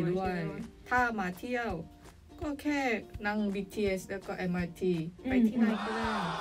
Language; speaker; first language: Thai; non-native, learner; Korean